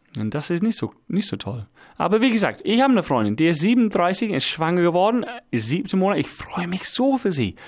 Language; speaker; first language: German; non-native, fluent; English